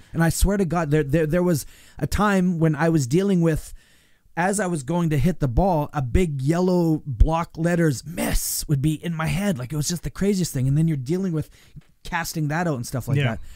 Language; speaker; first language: English; native; English